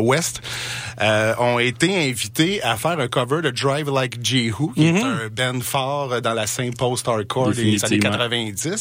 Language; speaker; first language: French; native; French